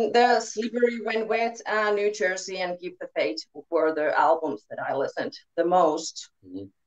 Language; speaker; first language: English; non-native, learner; Finnish